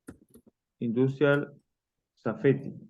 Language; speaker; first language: English; non-native, learner; Spanish